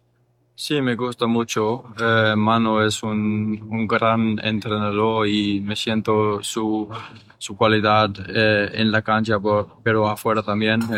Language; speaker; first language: Spanish; early bilingual, heritage; English